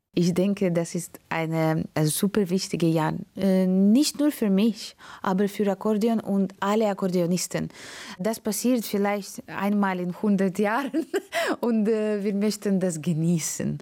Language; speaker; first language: German; non-native, fluent; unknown